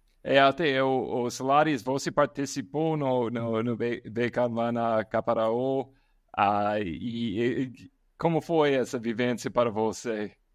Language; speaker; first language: Portuguese; non-native, fluent; English